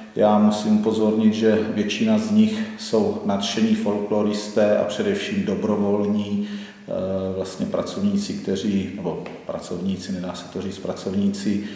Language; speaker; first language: Czech; native; Czech